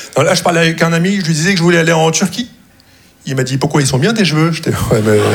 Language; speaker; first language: French; early bilingual, other home language; Arabic